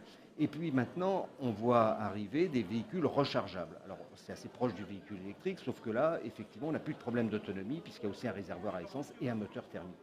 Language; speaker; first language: French; native; French